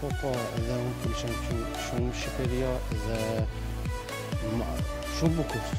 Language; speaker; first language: Albanian; non-native, learner; Persian